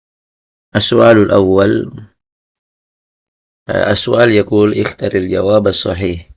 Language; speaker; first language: Arabic; non-native, fluent; Indonesian